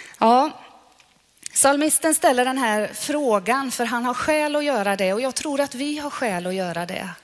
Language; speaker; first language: Swedish; non-native, fluent; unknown